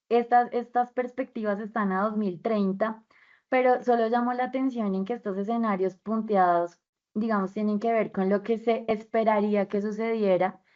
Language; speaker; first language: Spanish; native; Spanish